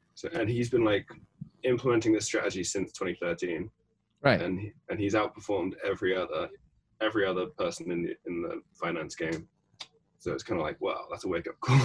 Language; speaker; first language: English; native; English